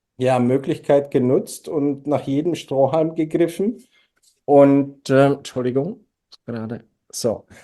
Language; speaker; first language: German; early bilingual, other home language; Czech